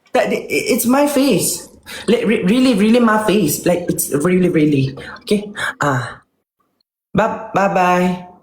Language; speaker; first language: English; non-native, local second language; Malay